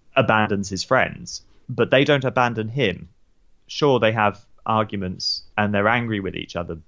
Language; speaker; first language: English; native; English